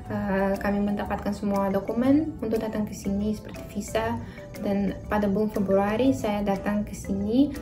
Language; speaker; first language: Indonesian; non-native, fluent; Russian